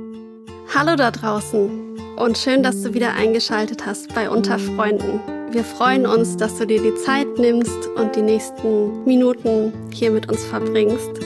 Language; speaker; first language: German; native; German